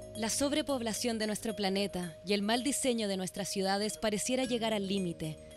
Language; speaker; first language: Spanish; native; Spanish